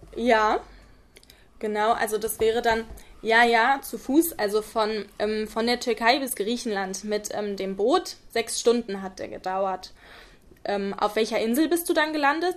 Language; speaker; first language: German; native; German